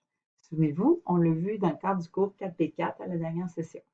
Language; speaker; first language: French; native; French